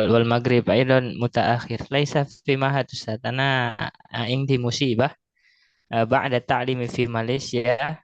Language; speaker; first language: Arabic; non-native, learner; Indonesian